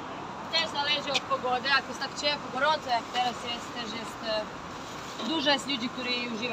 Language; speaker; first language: Polish; non-native, learner; Croatian